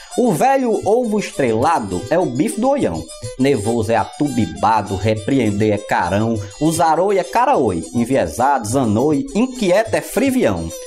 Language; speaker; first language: Portuguese; native; Portuguese